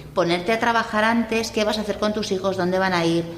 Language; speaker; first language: Spanish; native; Spanish